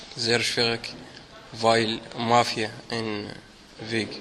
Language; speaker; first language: German; non-native, learner; Arabic